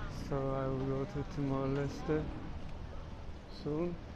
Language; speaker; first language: English; non-native, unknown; Turkish